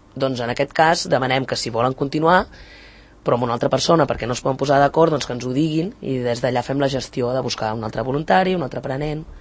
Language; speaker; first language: Catalan; native; Catalan